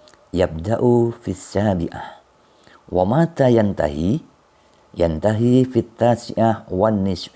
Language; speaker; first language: Arabic; non-native, learner; Indonesian